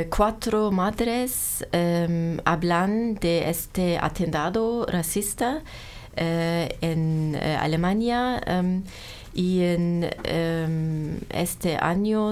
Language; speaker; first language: Spanish; non-native, learner; German